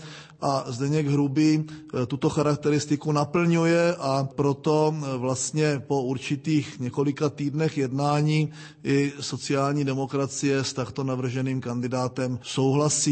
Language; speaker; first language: Czech; native; Czech